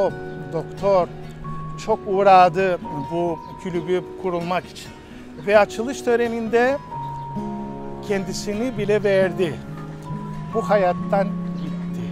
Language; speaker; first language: Turkish; non-native, local second language; Greek